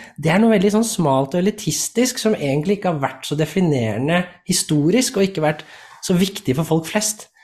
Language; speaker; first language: Norwegian; native; Norwegian